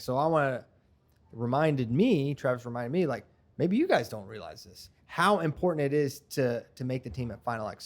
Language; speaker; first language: English; native; English